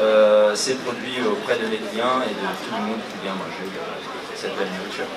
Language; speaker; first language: French; non-native, fluent; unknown